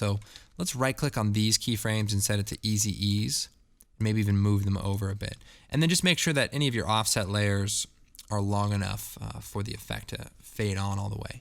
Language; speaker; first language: English; native; English